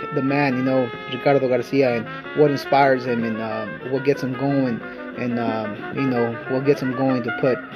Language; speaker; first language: English; early bilingual, other home language; Spanish